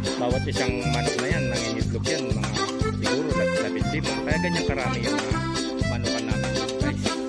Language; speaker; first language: Filipino; non-native, local second language; Pampanga